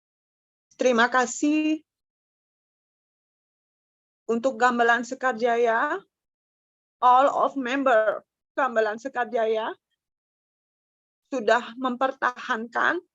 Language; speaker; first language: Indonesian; non-native, local second language; Balinese